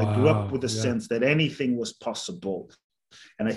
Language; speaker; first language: English; native; English